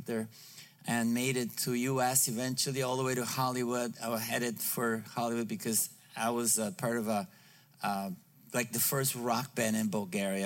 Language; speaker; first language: English; non-native, fluent; Bulgarian